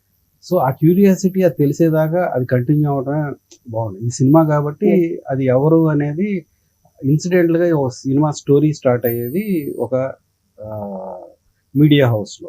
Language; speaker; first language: Telugu; native; Telugu